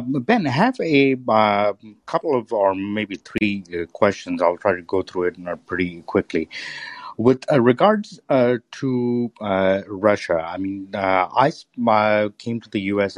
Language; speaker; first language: English; non-native, local second language; Urdu